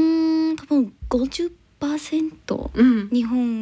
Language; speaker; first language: Japanese; non-native, learner; English